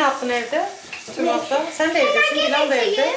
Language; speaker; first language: Turkish; native; Turkish